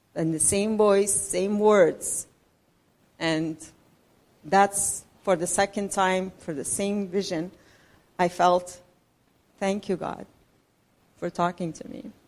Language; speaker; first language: English; non-native, fluent; Persian